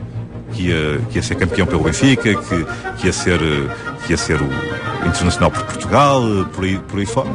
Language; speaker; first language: Portuguese; native; Portuguese